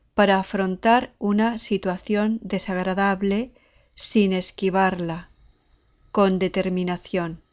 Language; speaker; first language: Spanish; native; Spanish